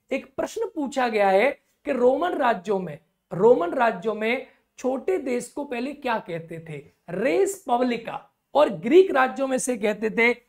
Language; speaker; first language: Hindi; native; Hindi